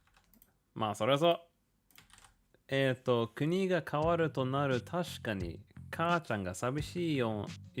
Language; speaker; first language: Japanese; non-native, learner; English